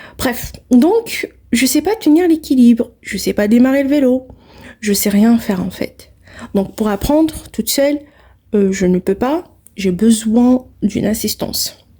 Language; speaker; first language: French; non-native, local second language; Arabic